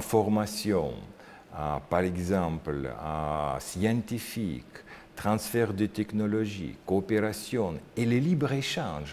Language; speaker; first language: French; non-native, learner; Russian